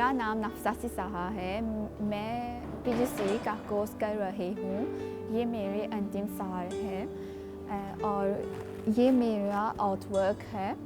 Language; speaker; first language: Hindi; non-native, learner; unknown